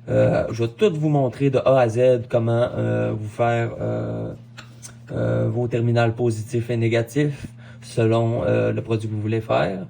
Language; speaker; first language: French; native; French